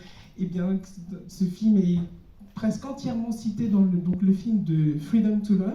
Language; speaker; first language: French; native; French